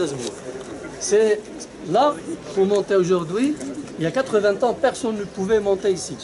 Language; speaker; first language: French; non-native, local second language; Arabic